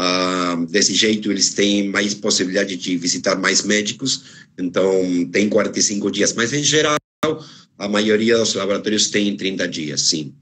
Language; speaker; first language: Portuguese; non-native, fluent; Spanish